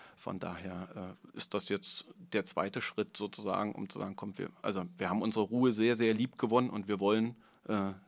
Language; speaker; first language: German; native; German